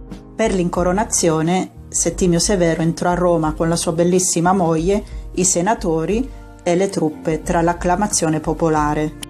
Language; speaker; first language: Italian; native; Italian